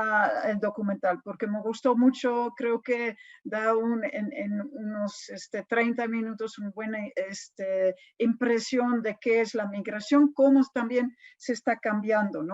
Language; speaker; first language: Spanish; non-native, fluent; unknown